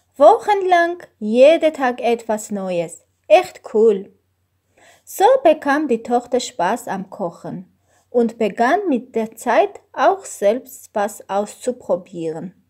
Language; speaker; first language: German; non-native, learner; Armenian